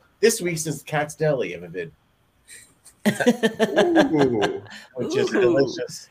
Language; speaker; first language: English; native; English